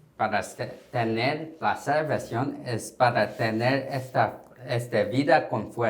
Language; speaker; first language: Spanish; non-native, learner; Korean